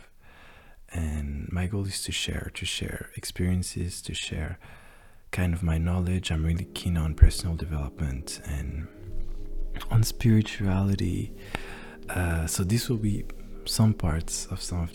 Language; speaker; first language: English; non-native, fluent; French